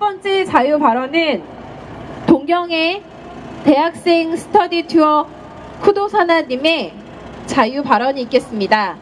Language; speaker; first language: Korean; native; Korean